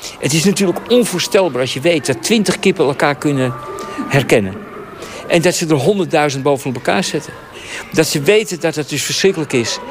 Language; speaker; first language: Dutch; native; Dutch